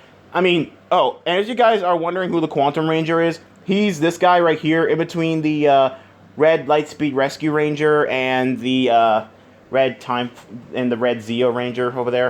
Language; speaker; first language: English; native; English